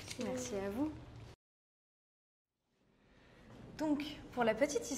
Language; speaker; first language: French; native; French